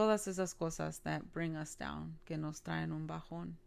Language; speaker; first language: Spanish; early bilingual, other home language; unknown